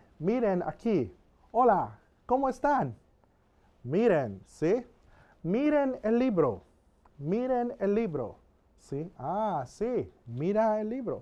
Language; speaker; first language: Spanish; non-native, fluent; English